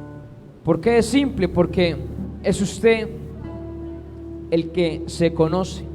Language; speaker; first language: Spanish; native; Spanish